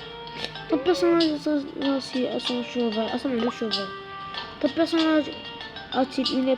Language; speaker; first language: French; non-native, local second language; Arabic